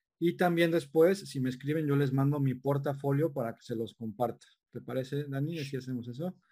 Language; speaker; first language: Spanish; native; Spanish